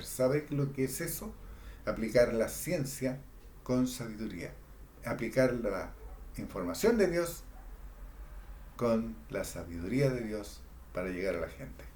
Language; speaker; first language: Spanish; native; Spanish